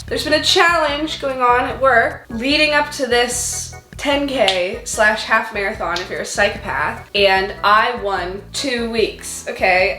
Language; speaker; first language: English; native; English